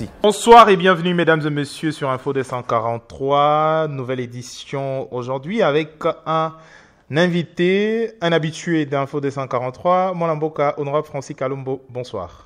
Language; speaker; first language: French; non-native, local second language; Lingala